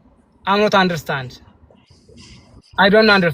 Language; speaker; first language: English; non-native, learner; Amharic